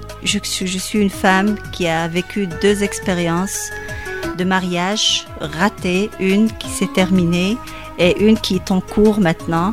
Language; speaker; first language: French; non-native, local second language; Arabic